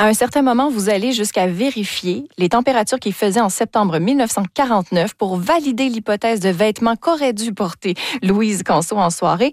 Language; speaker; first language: French; native; French